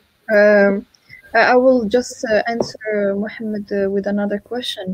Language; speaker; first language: English; non-native, fluent; Arabic